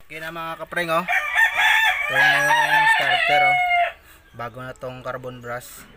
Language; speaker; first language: Filipino; native; Filipino